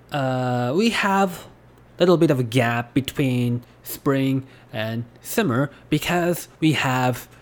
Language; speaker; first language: English; non-native, fluent; Japanese